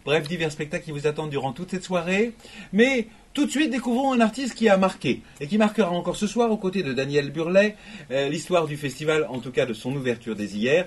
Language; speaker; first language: French; native; French